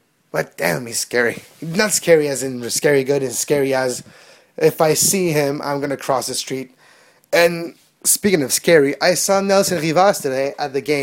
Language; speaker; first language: English; non-native, local second language; French